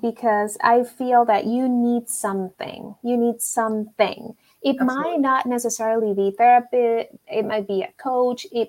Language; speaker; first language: English; non-native, fluent; Spanish